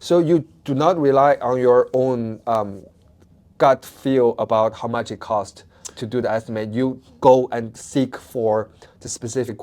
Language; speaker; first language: English; non-native, fluent; Chinese